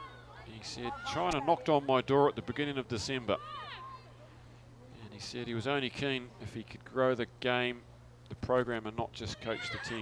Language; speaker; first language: English; native; English